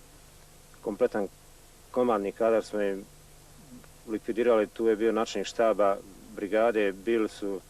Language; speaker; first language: Bosnian; native; Bosnian